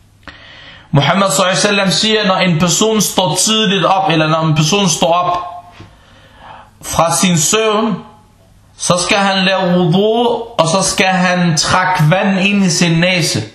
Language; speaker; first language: Danish; early bilingual, other home language; Arabic